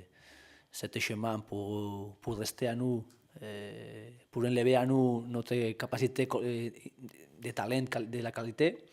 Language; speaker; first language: French; non-native, learner; Spanish